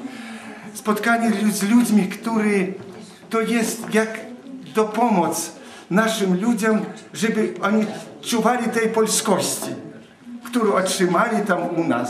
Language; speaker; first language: Polish; early bilingual, heritage; Polish